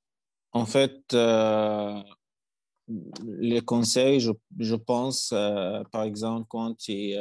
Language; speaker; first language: French; non-native, learner; Arabic